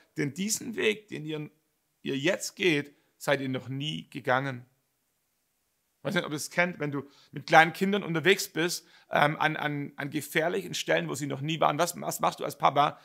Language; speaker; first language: German; native; German